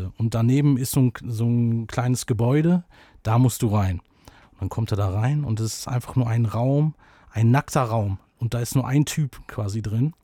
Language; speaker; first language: German; native; German